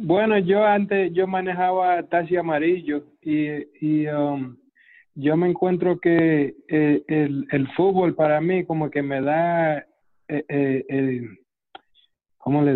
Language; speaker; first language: Spanish; early bilingual, other home language; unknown